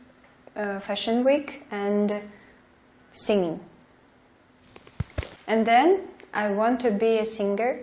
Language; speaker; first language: English; non-native, learner; Russian